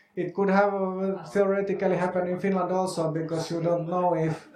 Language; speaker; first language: English; non-native, fluent; Finnish